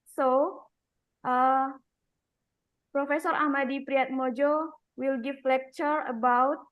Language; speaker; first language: English; non-native, learner; Indonesian